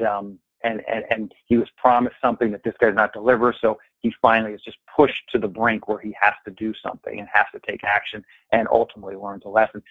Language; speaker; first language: English; native; English